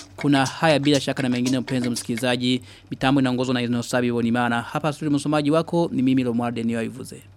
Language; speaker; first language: Swahili; non-native, local second language; Rundi